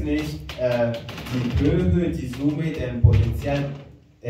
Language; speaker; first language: German; non-native, fluent; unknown